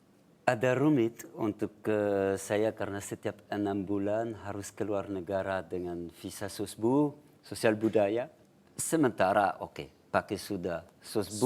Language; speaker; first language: Indonesian; non-native, fluent; French